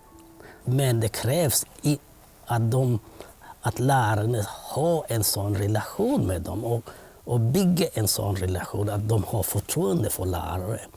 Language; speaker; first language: Swedish; non-native, fluent; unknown